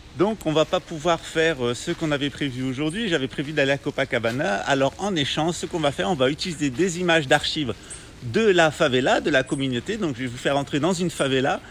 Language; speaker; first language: French; native; French